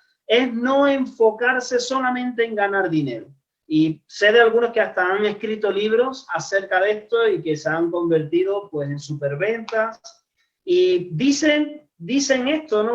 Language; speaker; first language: Spanish; native; Spanish